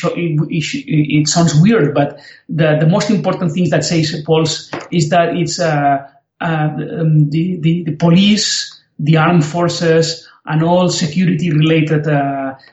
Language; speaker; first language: English; non-native, fluent; Spanish